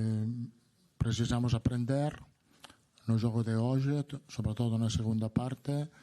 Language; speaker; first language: Portuguese; non-native, learner; Italian